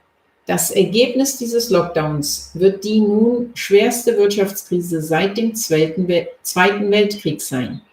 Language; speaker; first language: German; native; German